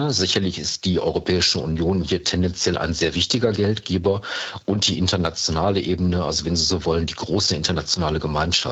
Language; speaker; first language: German; native; German